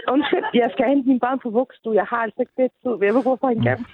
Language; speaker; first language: Danish; native; Danish